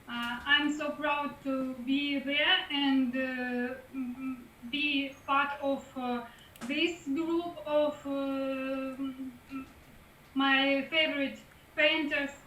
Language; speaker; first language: English; non-native, learner; Russian